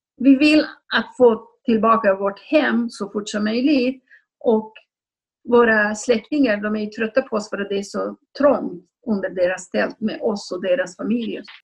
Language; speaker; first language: Swedish; non-native, fluent; Kurdish